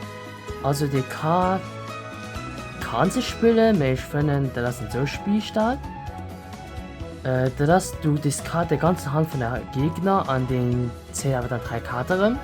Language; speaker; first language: German; non-native, local second language; Luxembourgish